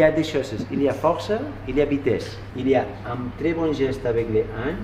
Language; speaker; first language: French; non-native, learner; Spanish